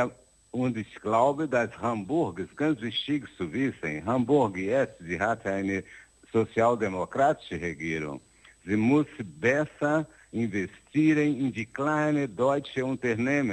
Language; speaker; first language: German; non-native, learner; Portuguese